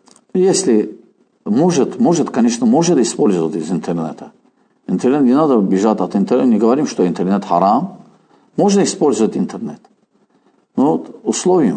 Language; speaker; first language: Russian; non-native, fluent; Azerbaijani